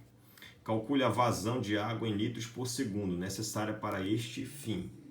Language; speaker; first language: Portuguese; native; Portuguese